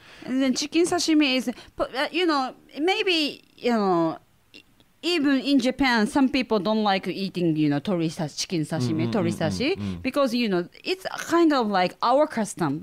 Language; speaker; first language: English; non-native, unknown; Japanese